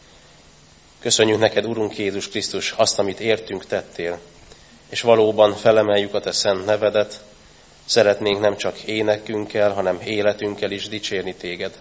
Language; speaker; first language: Hungarian; native; Hungarian